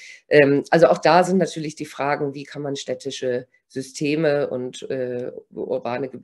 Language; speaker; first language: German; native; German